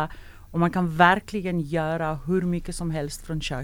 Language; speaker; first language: Swedish; non-native, fluent; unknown